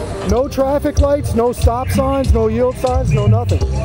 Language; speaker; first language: English; native; English